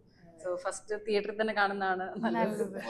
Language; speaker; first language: Malayalam; native; Malayalam